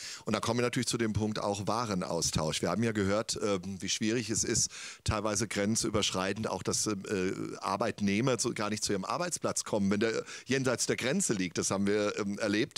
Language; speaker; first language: German; native; German